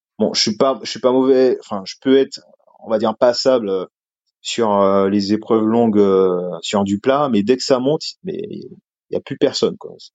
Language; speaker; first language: French; native; French